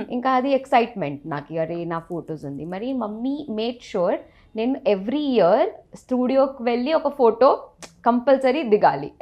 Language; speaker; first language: Telugu; non-native, local second language; Gujarati